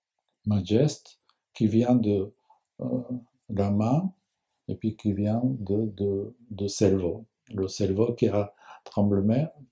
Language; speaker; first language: French; non-native, learner; Japanese